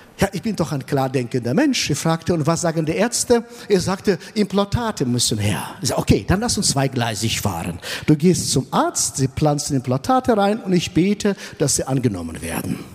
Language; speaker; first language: German; non-native, fluent; Russian